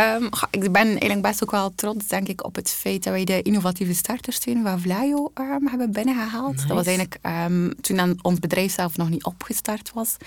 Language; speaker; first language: Dutch; native; Dutch